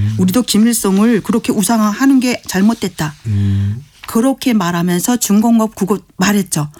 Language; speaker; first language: Korean; native; Korean